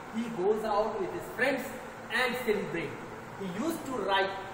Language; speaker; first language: English; non-native, local second language; Hindi